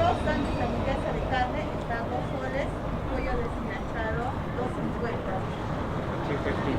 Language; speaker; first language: Spanish; native; Spanish